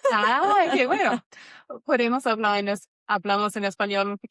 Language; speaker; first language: Spanish; non-native, learner; English